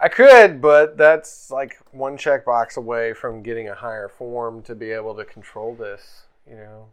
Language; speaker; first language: English; native; English